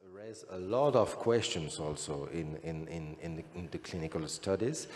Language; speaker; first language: English; non-native, fluent; French